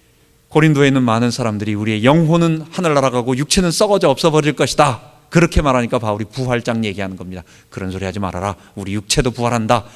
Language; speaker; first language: Korean; native; Korean